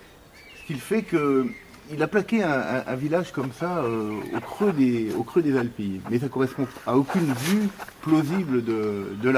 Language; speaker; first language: French; native; French